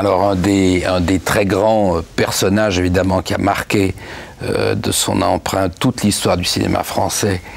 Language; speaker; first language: French; native; French